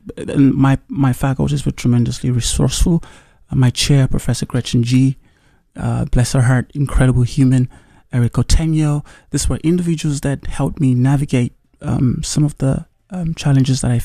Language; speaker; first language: English; non-native, local second language; Yoruba